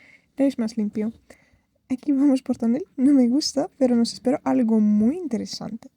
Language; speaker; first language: Spanish; non-native, fluent; Russian